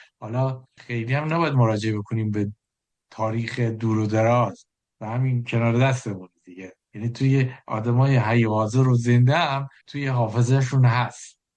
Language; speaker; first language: Persian; native; Persian